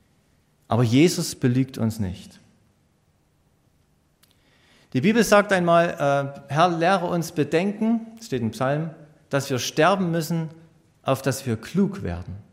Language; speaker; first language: German; native; German